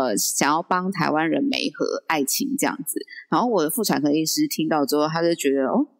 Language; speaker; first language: Chinese; early bilingual, heritage; Chinese